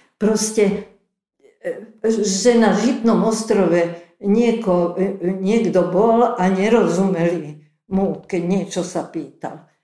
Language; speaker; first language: Slovak; non-native, local second language; Hungarian